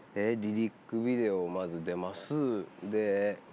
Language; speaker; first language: Japanese; native; Japanese